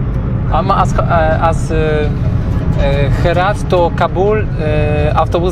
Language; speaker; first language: Persian; non-native, learner; Polish